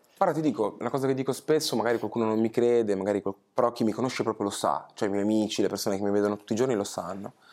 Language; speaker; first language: Italian; early bilingual, other home language; Portuguese